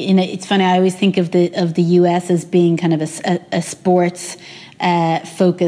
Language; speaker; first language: English; native; English